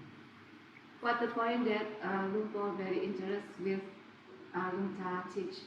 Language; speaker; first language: English; non-native, learner; Indonesian